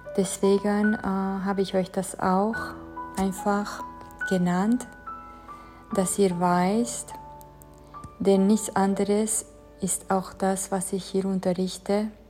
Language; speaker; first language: German; non-native, fluent; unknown